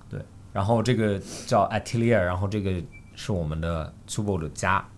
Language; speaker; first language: Chinese; early bilingual, heritage; Chinese